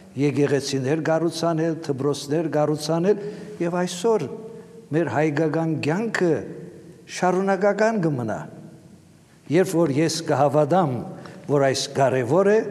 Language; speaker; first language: Armenian; native; Armenian